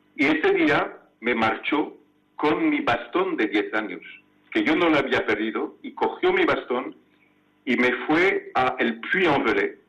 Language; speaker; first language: Spanish; non-native, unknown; French